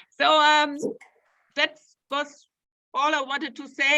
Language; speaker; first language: English; non-native, fluent; German